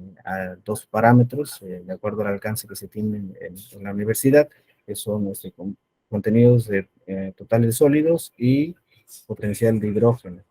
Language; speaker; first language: Spanish; native; Spanish